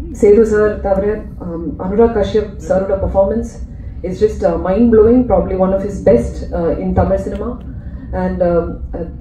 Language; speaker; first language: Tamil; non-native, learner; Malayalam